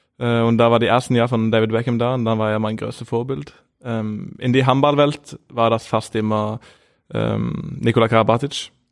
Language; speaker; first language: German; non-native, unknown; Norwegian